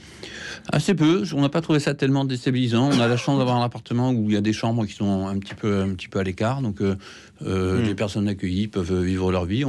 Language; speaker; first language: French; native; French